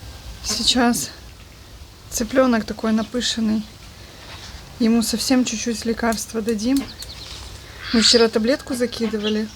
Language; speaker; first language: Russian; native; Russian